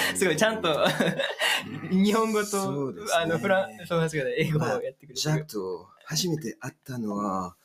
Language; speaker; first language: Japanese; non-native, fluent; French